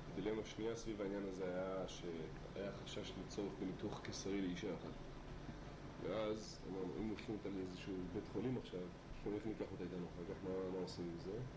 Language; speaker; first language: Hebrew; native; Hebrew